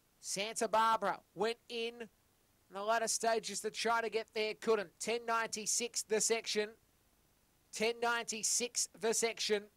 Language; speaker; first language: English; native; English